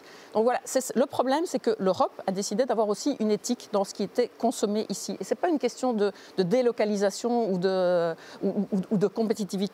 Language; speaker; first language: French; native; French